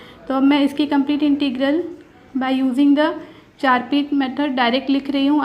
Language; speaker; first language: Hindi; native; Hindi